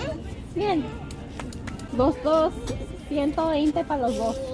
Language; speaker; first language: Spanish; non-native, learner; English